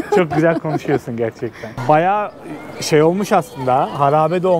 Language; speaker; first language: Turkish; native; Turkish